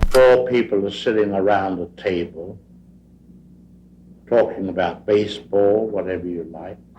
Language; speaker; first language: English; native; English